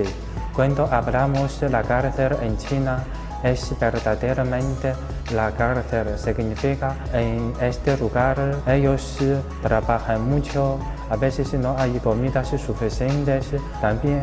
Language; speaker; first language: Spanish; non-native, fluent; Chinese